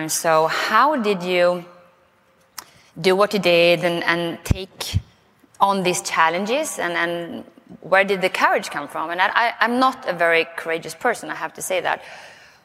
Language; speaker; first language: English; non-native, fluent; Swedish